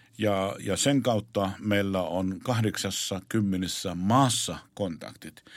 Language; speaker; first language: Finnish; non-native, fluent; Arabic